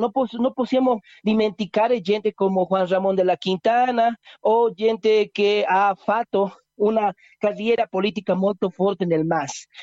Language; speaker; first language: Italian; non-native, learner; Spanish